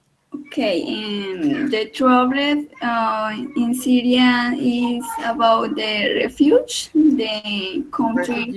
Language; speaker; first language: English; non-native, learner; Spanish